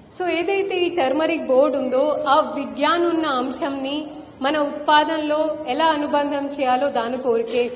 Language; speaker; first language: Telugu; non-native, fluent; Hindi